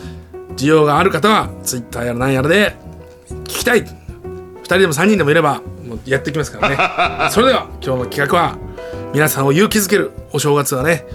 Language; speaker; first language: Japanese; native; Japanese